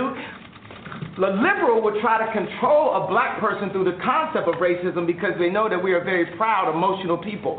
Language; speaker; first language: English; native; English